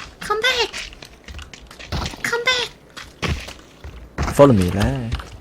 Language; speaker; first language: English; non-native, learner; Korean